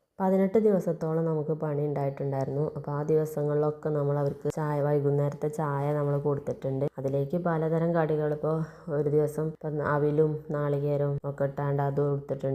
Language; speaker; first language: Malayalam; native; Malayalam